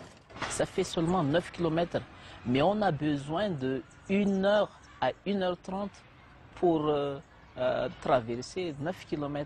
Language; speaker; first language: French; non-native, local second language; Malagasy